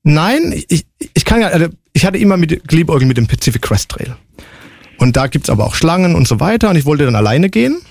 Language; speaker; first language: German; native; German